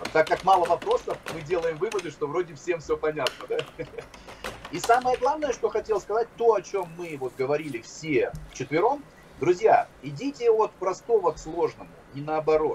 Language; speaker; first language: Russian; native; Russian